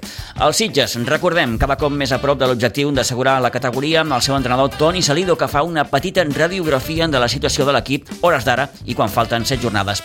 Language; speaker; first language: Catalan; native; Catalan